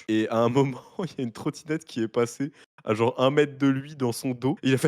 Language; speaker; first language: French; native; French